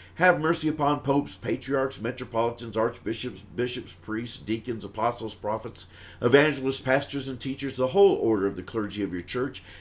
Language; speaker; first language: English; native; English